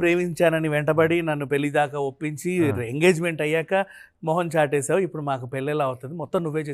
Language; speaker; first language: Telugu; native; Telugu